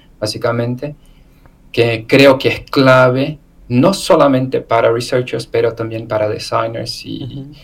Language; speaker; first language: Spanish; non-native, learner; Portuguese